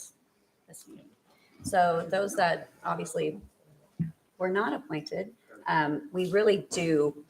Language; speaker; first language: English; native; English